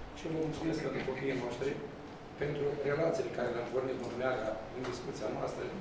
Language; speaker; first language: Romanian; native; Romanian